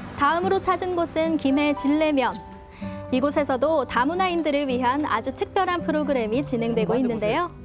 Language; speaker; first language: Korean; native; Korean